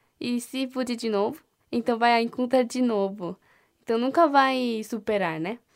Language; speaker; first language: Portuguese; non-native, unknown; Korean